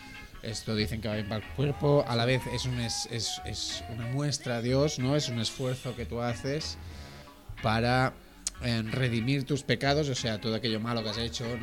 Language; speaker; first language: Spanish; native; Spanish